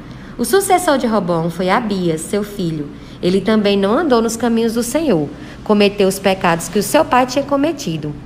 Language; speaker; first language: Portuguese; native; Portuguese